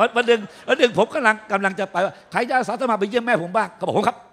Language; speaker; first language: Thai; native; Thai